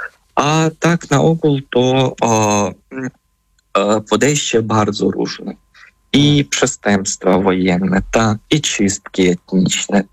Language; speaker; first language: Polish; non-native, fluent; Ukrainian